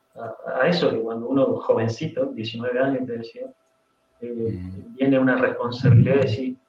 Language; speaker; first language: Spanish; native; Spanish